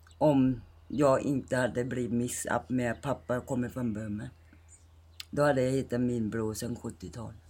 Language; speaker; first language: Swedish; non-native, fluent; Thai